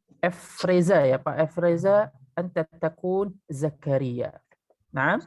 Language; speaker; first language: Arabic; non-native, fluent; Indonesian